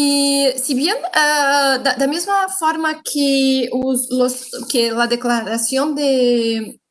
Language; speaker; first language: Spanish; non-native, fluent; Portuguese